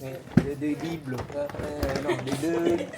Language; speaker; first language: French; non-native, fluent; Thai